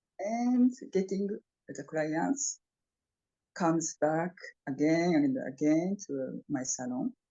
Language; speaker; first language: English; non-native, fluent; Japanese